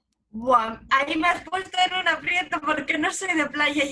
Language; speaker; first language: Spanish; native; Spanish